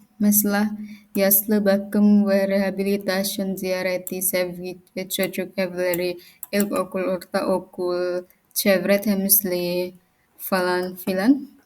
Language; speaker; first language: Turkish; non-native, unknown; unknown